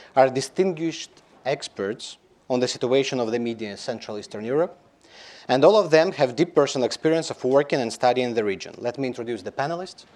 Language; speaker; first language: English; non-native, fluent; Belarusian